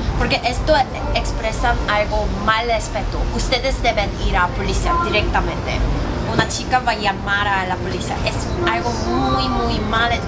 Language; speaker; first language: Spanish; non-native, learner; Korean